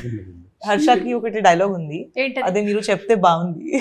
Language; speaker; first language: Telugu; non-native, learner; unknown